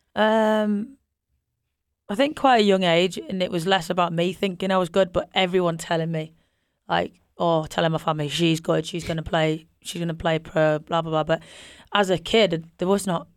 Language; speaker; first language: English; native; English